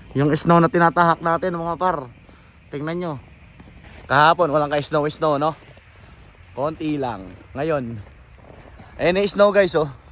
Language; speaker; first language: Filipino; native; Filipino